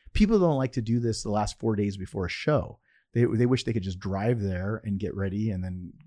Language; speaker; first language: English; early bilingual, other home language; Persian